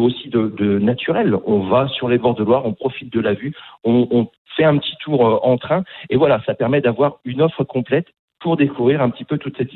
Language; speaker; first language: French; native; French